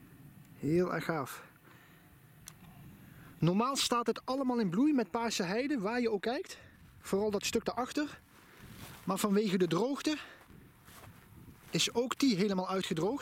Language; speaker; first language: Dutch; native; Dutch